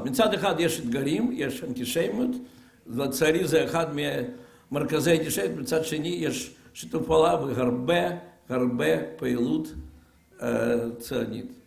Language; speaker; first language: Hebrew; non-native, fluent; Russian